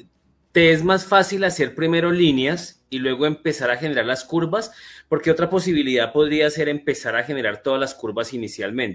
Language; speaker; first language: Spanish; native; Spanish